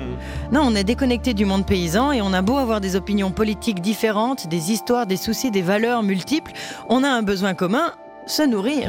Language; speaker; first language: French; native; French